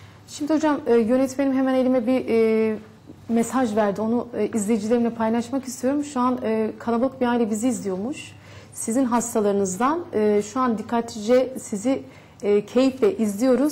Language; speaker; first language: Turkish; native; Turkish